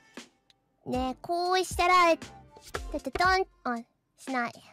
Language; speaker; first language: Japanese; non-native, fluent; English